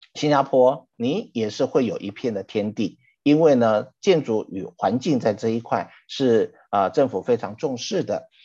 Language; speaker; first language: Chinese; native; Chinese